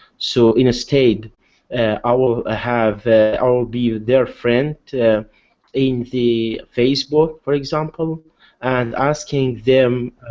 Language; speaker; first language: English; non-native, learner; Arabic